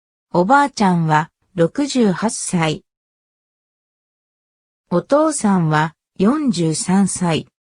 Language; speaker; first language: Japanese; non-native, learner; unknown